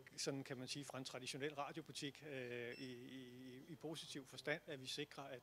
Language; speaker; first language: Danish; native; Danish